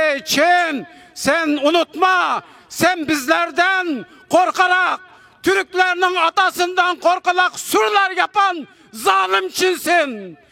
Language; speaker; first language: Turkish; non-native, fluent; Uyghur